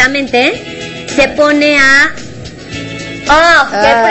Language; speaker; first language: Spanish; native; Spanish